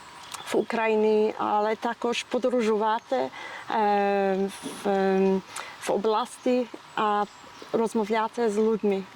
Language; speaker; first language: Ukrainian; non-native, learner; English